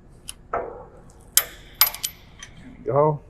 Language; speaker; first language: English; native; English